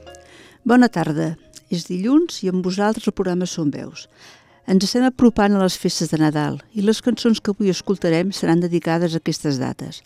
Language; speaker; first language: Catalan; native; Catalan